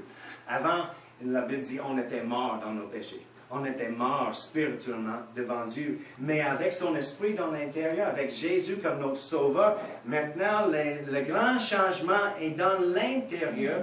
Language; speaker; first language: French; non-native, fluent; English